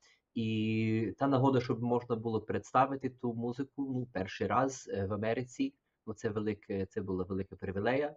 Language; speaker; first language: Ukrainian; early bilingual, heritage; Ukrainian